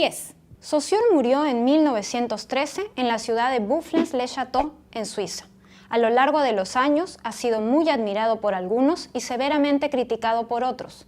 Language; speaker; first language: Spanish; native; Spanish